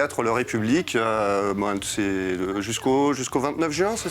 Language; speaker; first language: French; native; French